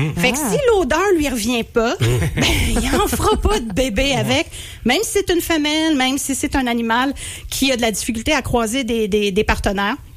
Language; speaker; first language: French; native; French